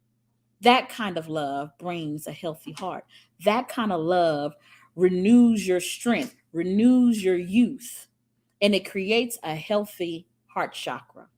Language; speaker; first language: English; native; English